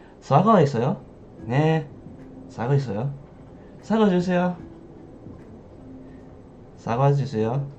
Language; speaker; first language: Korean; non-native, learner; English